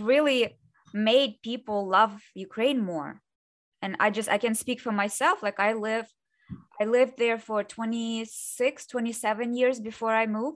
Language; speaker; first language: English; non-native, fluent; Russian